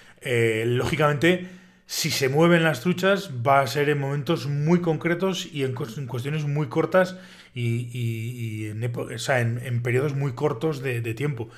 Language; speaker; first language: Spanish; native; Spanish